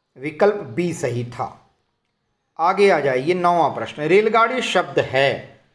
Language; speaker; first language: Hindi; native; Hindi